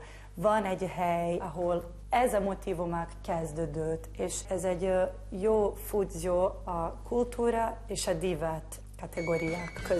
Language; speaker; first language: Hungarian; non-native, learner; Portuguese